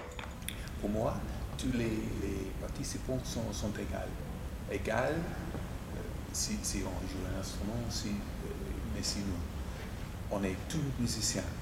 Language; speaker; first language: French; non-native, fluent; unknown